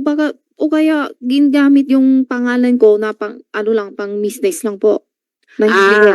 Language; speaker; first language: Filipino; non-native, learner; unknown